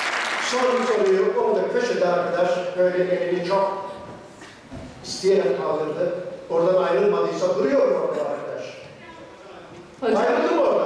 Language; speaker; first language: Turkish; native; Turkish